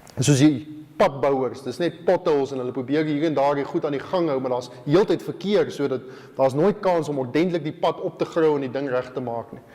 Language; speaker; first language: Afrikaans; native; Afrikaans